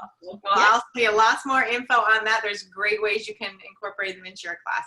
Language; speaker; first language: English; native; English